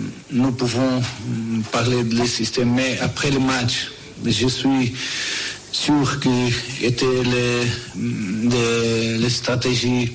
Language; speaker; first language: French; non-native, learner; Portuguese